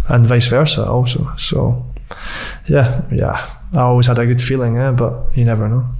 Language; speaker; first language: English; native; English